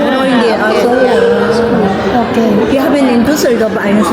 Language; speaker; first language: German; non-native, learner; Korean